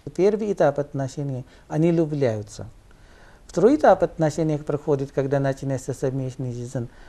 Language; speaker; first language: Russian; non-native, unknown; Punjabi